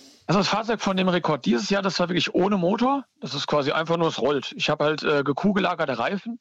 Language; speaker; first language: German; native; German